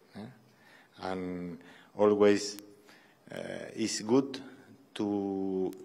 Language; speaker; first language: English; non-native, fluent; Spanish